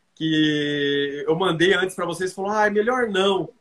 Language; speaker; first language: Portuguese; native; Portuguese